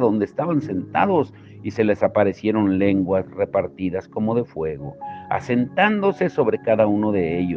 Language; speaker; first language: Spanish; native; Spanish